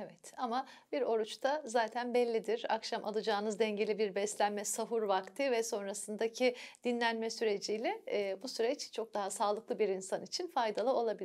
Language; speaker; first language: Turkish; native; Turkish